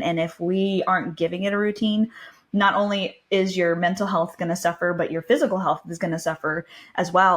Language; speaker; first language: English; native; English